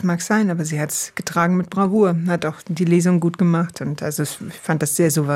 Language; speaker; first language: German; native; German